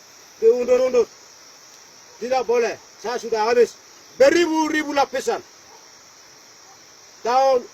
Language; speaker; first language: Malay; non-native, local second language; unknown